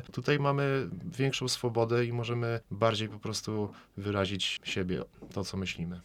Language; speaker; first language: Polish; native; Polish